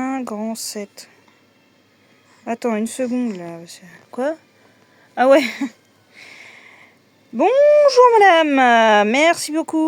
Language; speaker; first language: French; native; French